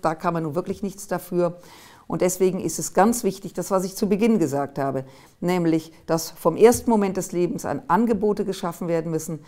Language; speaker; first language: German; native; German